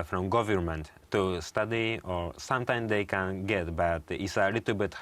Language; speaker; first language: English; non-native, learner; Japanese